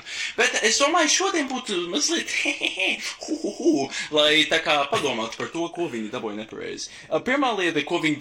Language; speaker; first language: Latvian; non-native, local second language; English